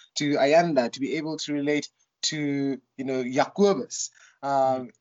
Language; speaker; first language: English; non-native, local second language; Tswana